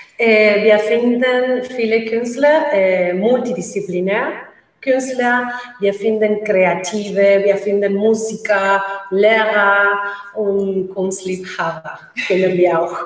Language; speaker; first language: German; non-native, learner; Spanish